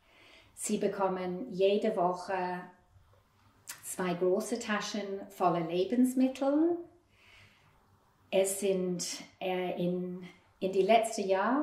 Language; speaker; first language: German; non-native, fluent; English